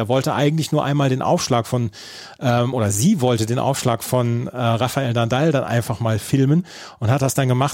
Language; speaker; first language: German; native; German